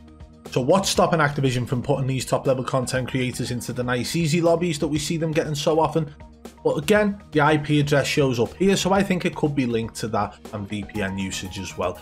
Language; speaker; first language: English; native; English